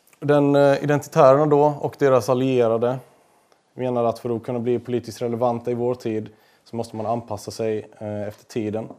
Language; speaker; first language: Swedish; native; Swedish